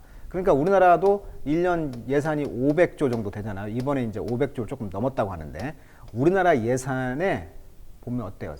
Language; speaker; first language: Korean; native; Korean